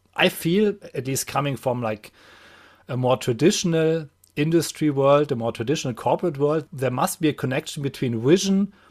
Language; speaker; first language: English; non-native, fluent; German